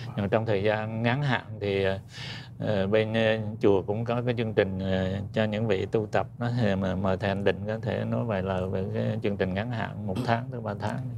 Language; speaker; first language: Vietnamese; native; Vietnamese